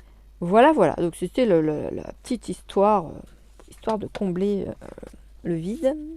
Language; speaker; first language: French; native; French